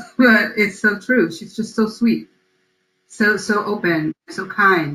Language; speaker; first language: English; early bilingual, other home language; Spanish